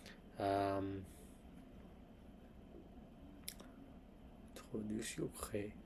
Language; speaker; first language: French; non-native, learner; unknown